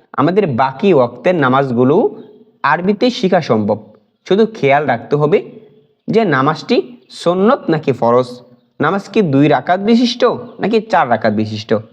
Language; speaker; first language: Bangla; native; Bangla